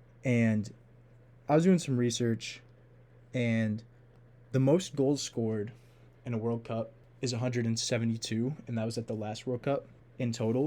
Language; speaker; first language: English; native; English